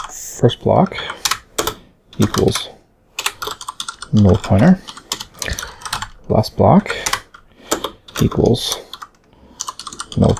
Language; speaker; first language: English; native; English